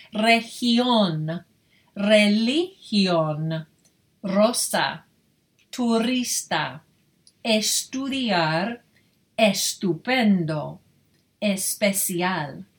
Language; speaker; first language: Spanish; non-native, fluent; English